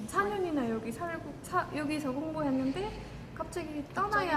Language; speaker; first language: Korean; non-native, fluent; Estonian